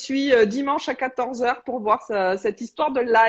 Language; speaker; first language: French; native; French